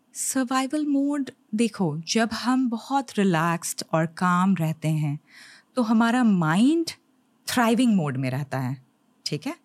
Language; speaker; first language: Hindi; native; Hindi